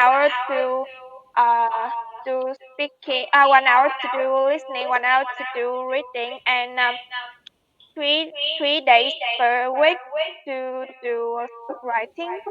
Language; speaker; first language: English; non-native, learner; Vietnamese